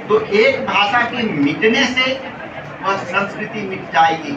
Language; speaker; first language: Hindi; native; Hindi